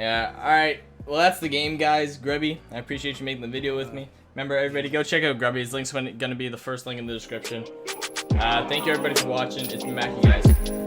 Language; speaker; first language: English; native; English